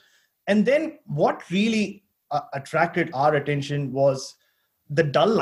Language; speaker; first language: English; non-native, local second language; Tamil